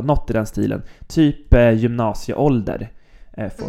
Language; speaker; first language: Swedish; native; Swedish